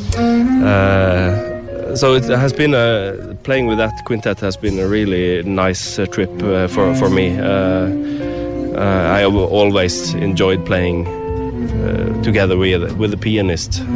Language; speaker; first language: English; non-native, fluent; Norwegian